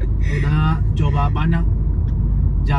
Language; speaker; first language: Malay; non-native, learner; Cantonese